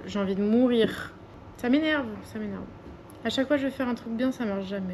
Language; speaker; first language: French; native; French